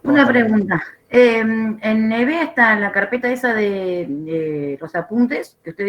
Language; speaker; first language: Spanish; native; Spanish